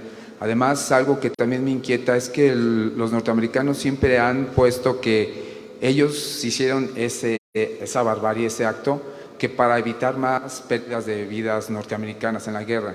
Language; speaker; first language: Spanish; native; Spanish